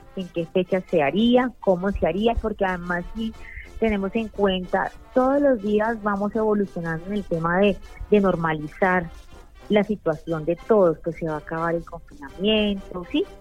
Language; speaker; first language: Spanish; native; Spanish